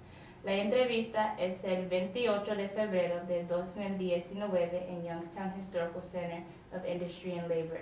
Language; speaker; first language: Spanish; non-native, learner; English